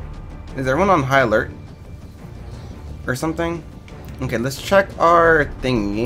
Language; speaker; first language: English; native; English